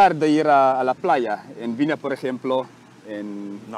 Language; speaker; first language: Spanish; non-native, learner; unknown